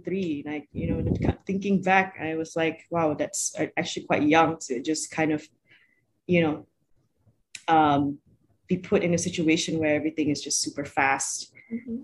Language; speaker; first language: English; non-native, local second language; Malay